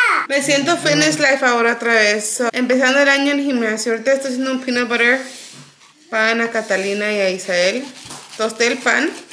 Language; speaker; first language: Spanish; early bilingual, heritage; Spanish